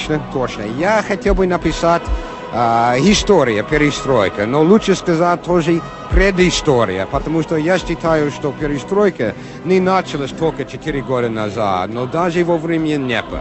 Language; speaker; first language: Russian; non-native, fluent; English